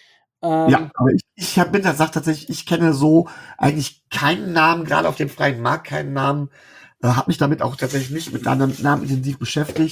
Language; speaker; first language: German; native; German